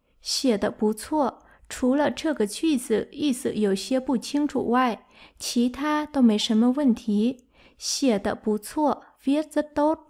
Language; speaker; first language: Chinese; non-native, fluent; Vietnamese